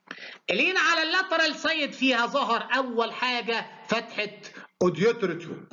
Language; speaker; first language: Arabic; native; Arabic